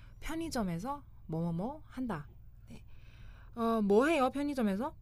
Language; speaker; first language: Korean; non-native, fluent; Chinese